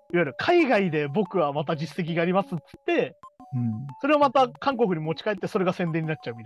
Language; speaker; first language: Japanese; native; Japanese